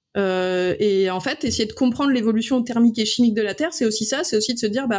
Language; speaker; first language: French; native; French